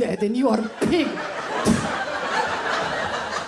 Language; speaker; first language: English; early bilingual, other home language; Portuguese